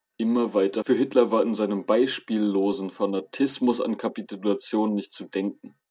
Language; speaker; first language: German; native; German